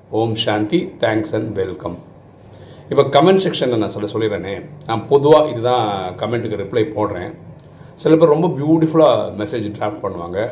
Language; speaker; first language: Tamil; non-native, local second language; Malayalam